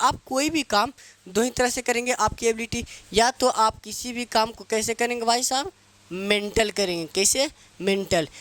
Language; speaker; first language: Hindi; native; Hindi